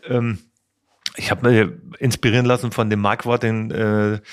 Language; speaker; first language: German; native; German